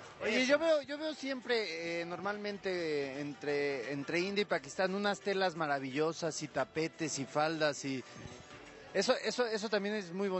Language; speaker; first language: Spanish; native; Spanish